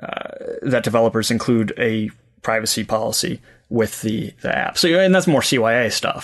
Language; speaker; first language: English; native; English